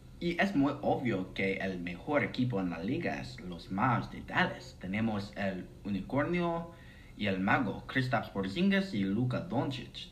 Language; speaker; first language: Spanish; non-native, learner; English